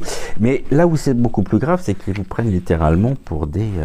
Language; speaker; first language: French; native; French